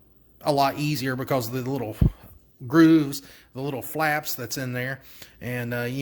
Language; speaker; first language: English; native; English